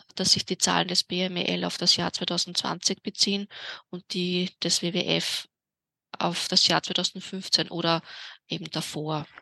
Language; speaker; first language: German; native; German